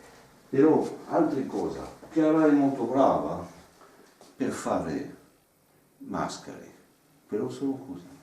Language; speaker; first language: Italian; non-native, learner; French